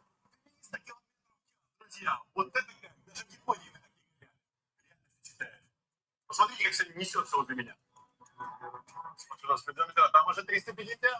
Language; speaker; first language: Russian; native; Russian